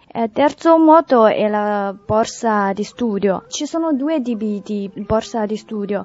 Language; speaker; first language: Italian; non-native, learner; Chinese